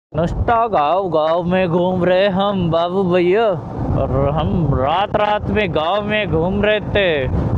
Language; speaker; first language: Hindi; non-native, local second language; Marathi